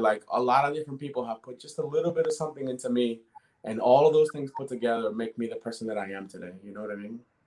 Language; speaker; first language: English; early bilingual, other home language; Spanish